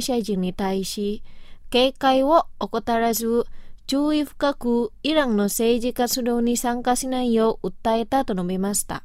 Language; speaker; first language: Japanese; non-native, fluent; Indonesian